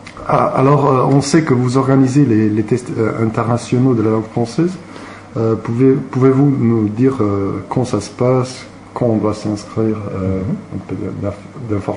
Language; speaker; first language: French; non-native, learner; Slovenian